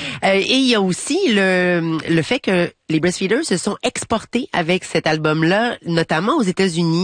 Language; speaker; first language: French; native; French